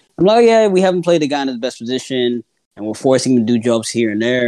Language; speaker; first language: English; non-native, local second language; Akan